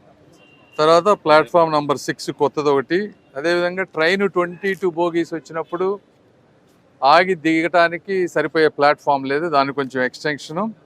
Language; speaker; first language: Telugu; native; Telugu